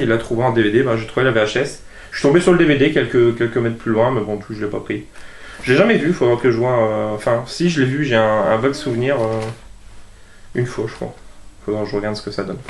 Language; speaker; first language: French; native; French